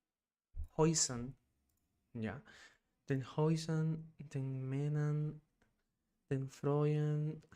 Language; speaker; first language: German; non-native, learner; Spanish